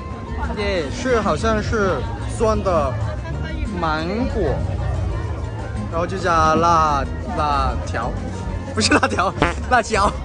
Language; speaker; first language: Chinese; non-native, fluent; Thai